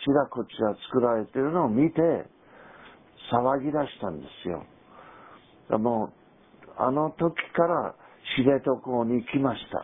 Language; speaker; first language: Japanese; non-native, fluent; English